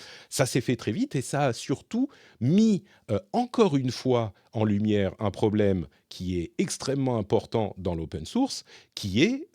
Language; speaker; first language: French; native; French